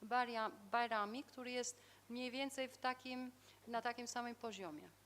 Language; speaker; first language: Polish; non-native, fluent; Albanian